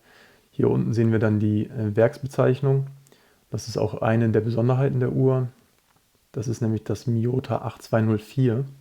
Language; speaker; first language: German; native; German